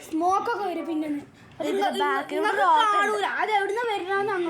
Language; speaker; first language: Malayalam; early bilingual, heritage; Malayalam